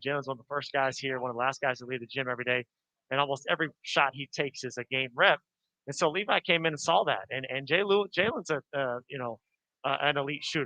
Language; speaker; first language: English; native; English